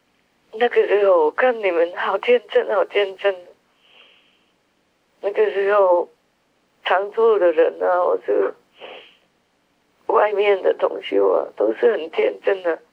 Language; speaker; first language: Chinese; non-native, fluent; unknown